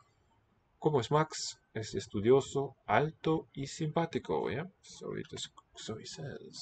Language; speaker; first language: Spanish; non-native, learner; English